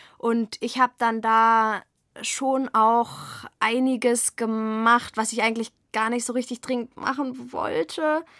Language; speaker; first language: German; native; German